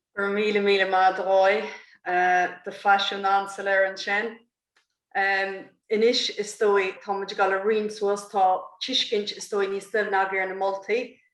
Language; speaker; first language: Irish; native; Irish